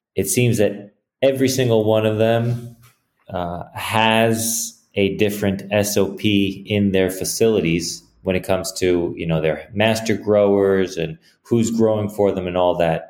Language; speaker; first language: English; early bilingual, other home language; Hebrew